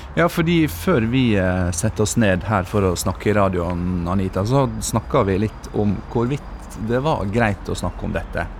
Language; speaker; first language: Norwegian; native; Norwegian